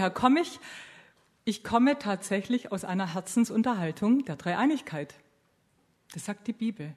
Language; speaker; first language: German; native; German